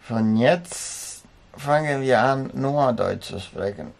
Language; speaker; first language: German; non-native, learner; Italian